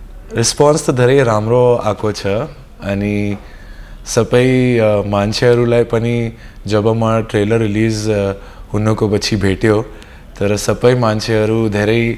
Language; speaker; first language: Nepali; non-native, learner; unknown